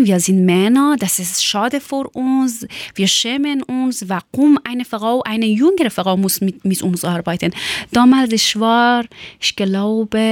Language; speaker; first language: German; non-native, learner; Persian